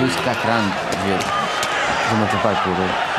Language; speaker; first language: French; non-native, learner; Romanian